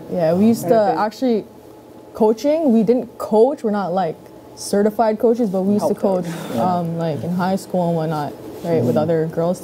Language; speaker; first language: English; early bilingual, other home language; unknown